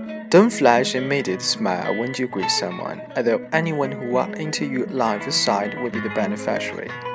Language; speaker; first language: English; non-native, fluent; Chinese